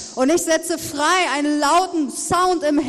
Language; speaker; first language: German; native; German